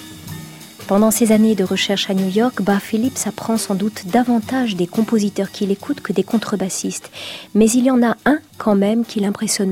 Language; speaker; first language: French; native; French